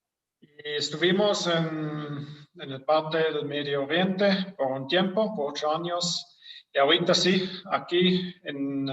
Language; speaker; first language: Spanish; non-native, fluent; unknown